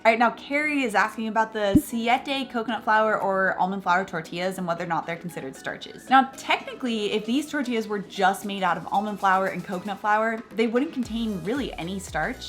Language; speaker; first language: English; native; English